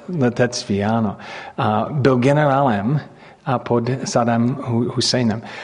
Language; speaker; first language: Czech; non-native, fluent; English